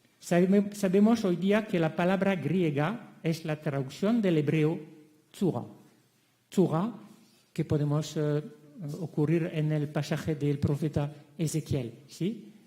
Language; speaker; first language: Spanish; non-native, fluent; French